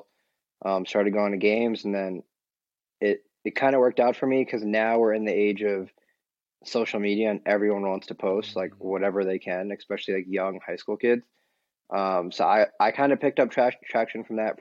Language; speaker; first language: English; native; English